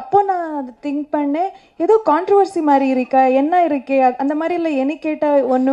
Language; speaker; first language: Tamil; non-native, learner; Kannada